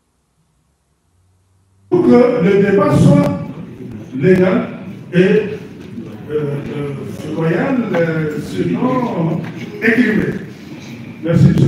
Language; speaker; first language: French; non-native, local second language; Lingala